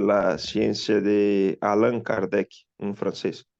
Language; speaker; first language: Spanish; non-native, learner; Portuguese